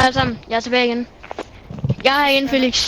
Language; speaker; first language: Danish; native; Danish